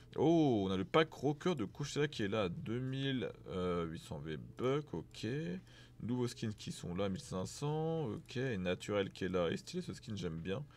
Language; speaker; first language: French; native; French